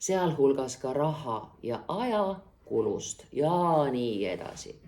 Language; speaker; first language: Estonian; native; Estonian